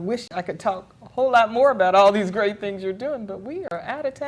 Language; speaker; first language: English; native; English